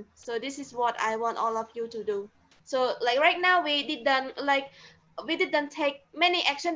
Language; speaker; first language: English; non-native, learner; Khmer